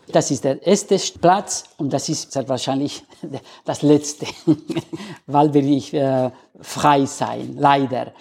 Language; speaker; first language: German; non-native, fluent; Spanish